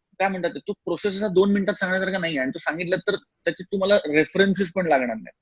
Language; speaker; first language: Marathi; native; Marathi